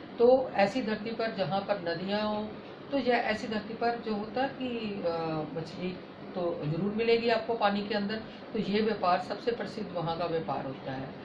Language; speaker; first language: Hindi; native; Hindi